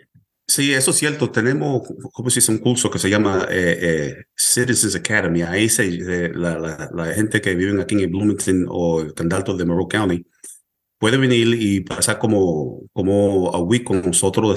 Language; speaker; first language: Spanish; early bilingual, heritage; Spanish